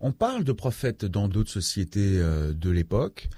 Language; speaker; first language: French; native; French